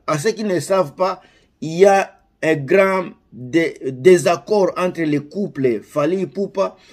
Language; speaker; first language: French; non-native, local second language; Lingala